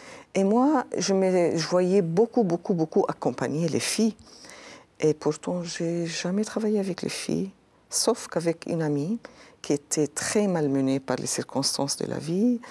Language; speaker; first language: French; non-native, local second language; Arabic